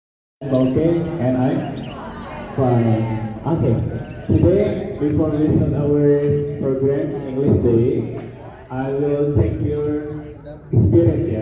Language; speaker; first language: English; non-native, fluent; Indonesian